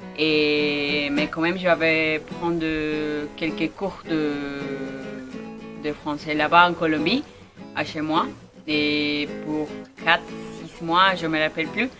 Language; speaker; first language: French; non-native, learner; Spanish